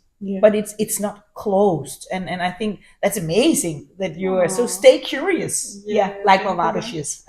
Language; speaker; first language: English; non-native, fluent; Danish